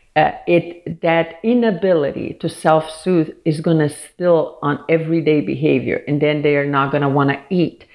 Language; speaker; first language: English; non-native, fluent; Portuguese